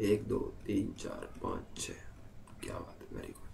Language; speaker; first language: Hindi; native; Hindi